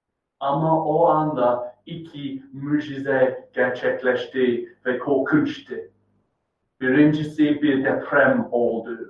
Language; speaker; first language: Turkish; non-native, fluent; English